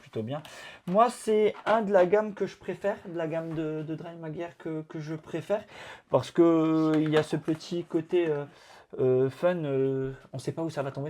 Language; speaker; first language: French; native; French